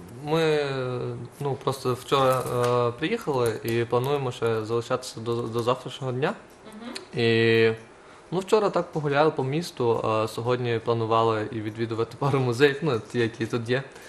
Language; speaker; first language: Ukrainian; non-native, fluent; German